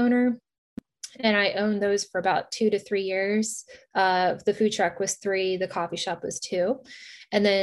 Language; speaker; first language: English; native; English